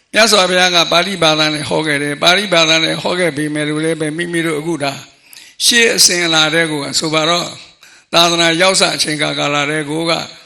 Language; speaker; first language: Burmese; non-native, local second language; Mon